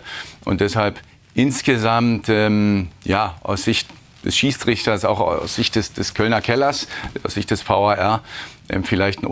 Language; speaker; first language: German; native; German